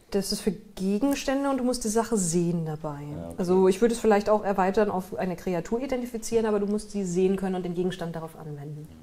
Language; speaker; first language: German; native; German